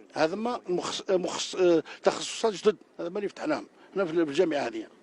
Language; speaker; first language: Arabic; native; Arabic